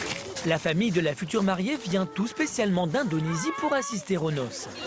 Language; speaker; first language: French; native; French